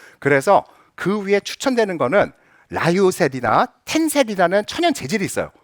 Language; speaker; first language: Korean; native; Korean